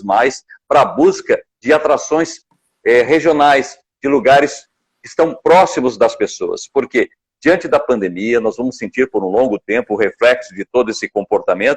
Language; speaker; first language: Portuguese; native; Portuguese